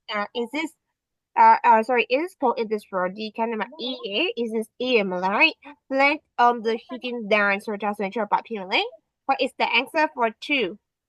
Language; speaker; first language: English; non-native, fluent; Burmese